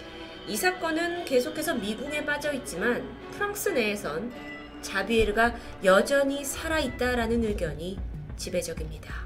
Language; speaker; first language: Korean; native; Korean